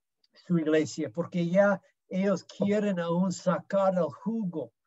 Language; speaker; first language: Spanish; non-native, fluent; English